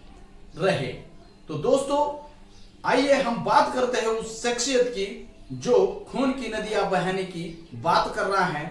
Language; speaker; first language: Hindi; native; Hindi